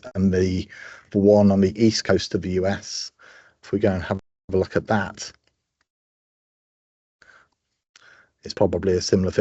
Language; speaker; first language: English; native; English